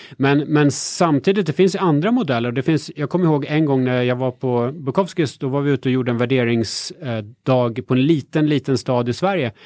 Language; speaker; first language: Swedish; native; Swedish